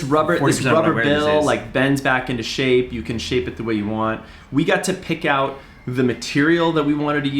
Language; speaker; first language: English; native; English